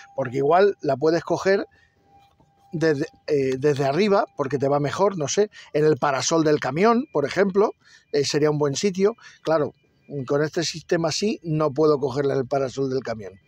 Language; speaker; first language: Spanish; native; Spanish